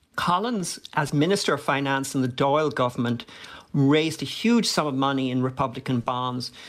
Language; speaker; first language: English; native; English